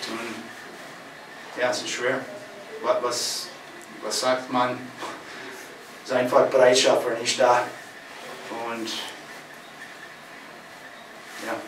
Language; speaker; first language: German; non-native, fluent; English